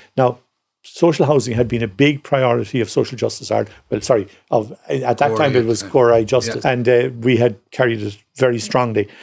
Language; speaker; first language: English; native; English